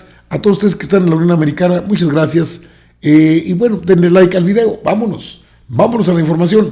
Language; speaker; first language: Spanish; native; Spanish